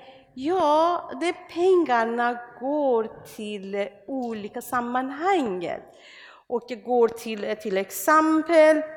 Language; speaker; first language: Swedish; non-native, learner; Persian